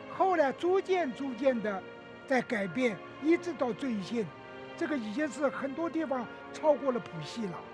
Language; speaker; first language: Chinese; native; Chinese